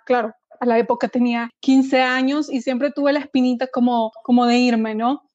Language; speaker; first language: Spanish; native; Spanish